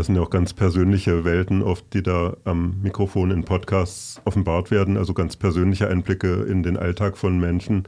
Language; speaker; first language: German; native; German